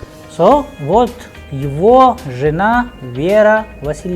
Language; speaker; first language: Russian; non-native, fluent; Hindi